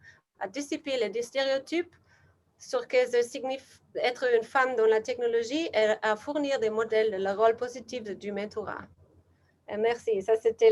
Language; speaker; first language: French; non-native, learner; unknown